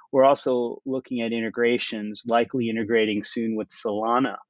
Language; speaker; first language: English; native; English